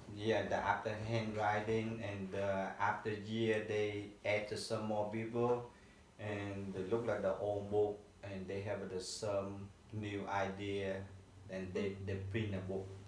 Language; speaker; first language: English; non-native, learner; Vietnamese